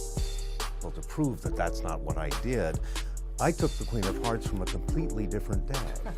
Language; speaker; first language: English; native; English